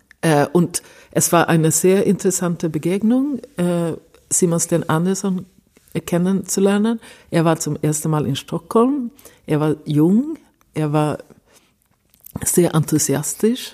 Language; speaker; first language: German; non-native, fluent; Swedish